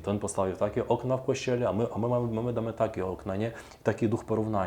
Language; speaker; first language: Polish; non-native, fluent; Ukrainian